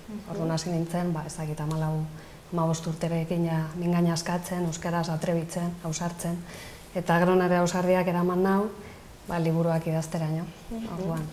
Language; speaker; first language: Basque; non-native, local second language; Spanish